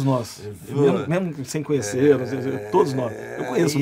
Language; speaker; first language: Portuguese; native; Portuguese